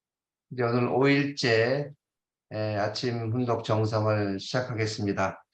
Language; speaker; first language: Korean; native; Korean